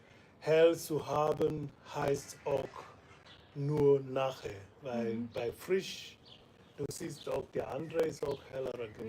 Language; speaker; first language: German; non-native, fluent; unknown